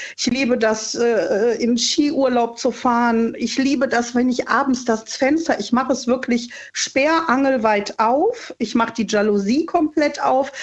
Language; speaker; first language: German; native; German